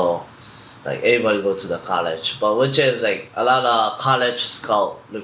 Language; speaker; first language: English; non-native, fluent; Japanese